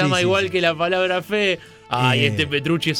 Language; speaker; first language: Spanish; native; Spanish